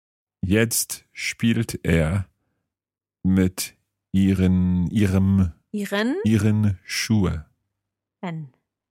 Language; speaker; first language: German; non-native, learner; English